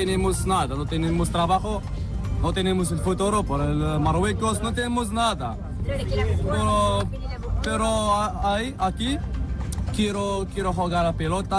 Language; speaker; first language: Spanish; non-native, learner; Arabic